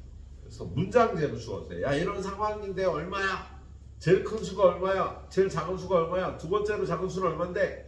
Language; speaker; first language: Korean; native; Korean